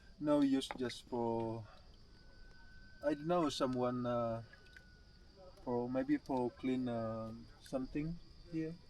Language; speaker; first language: English; non-native, learner; Indonesian